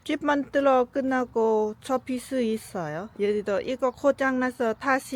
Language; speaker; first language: Korean; non-native, learner; Lao